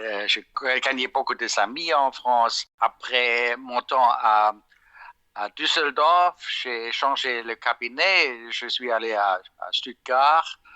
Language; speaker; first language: French; non-native, fluent; German